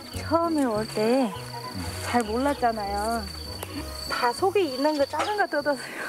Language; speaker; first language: Korean; non-native, fluent; Chinese